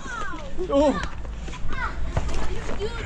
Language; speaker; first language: English; non-native, learner; Korean